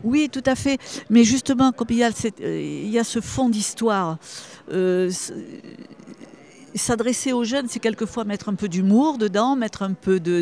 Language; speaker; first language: French; native; French